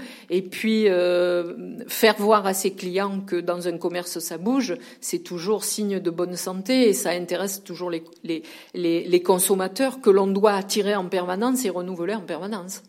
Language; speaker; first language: French; native; French